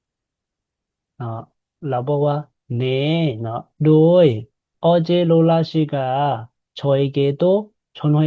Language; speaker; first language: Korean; non-native, fluent; Lao